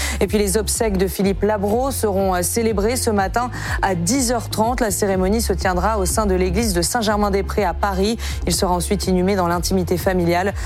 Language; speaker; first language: French; native; French